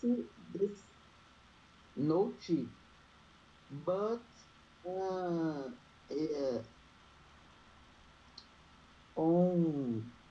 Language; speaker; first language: English; non-native, learner; Portuguese